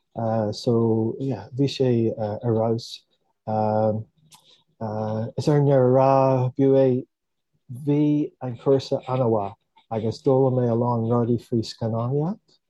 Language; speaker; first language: Irish; non-native, local second language; English